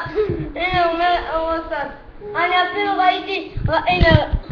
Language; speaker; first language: Hebrew; early bilingual, other home language; Russian